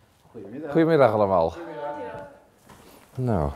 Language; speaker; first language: Dutch; native; Dutch